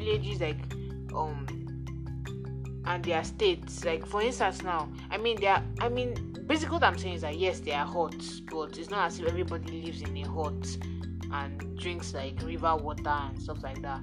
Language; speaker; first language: English; non-native, local second language; Yoruba